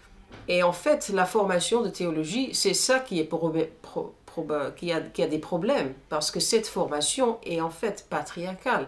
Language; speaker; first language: French; non-native, fluent; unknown